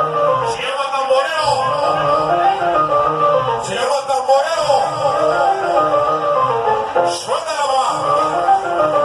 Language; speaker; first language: Spanish; native; Spanish